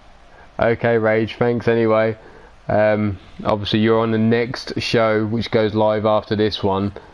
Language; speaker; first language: English; native; English